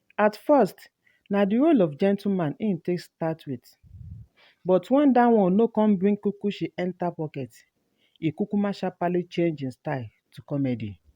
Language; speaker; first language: Nigerian Pidgin; native; Nigerian Pidgin